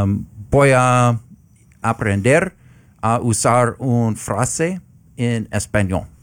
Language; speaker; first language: Spanish; non-native, learner; English